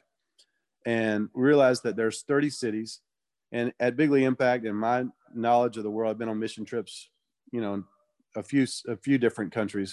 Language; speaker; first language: English; native; English